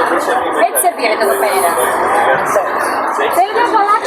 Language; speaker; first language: Greek; native; Greek